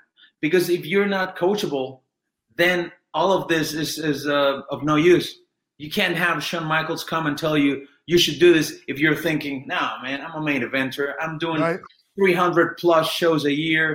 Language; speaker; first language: English; non-native, fluent; Spanish